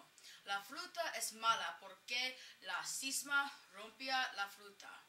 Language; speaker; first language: Spanish; non-native, learner; English